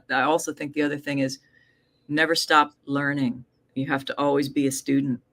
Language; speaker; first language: English; native; English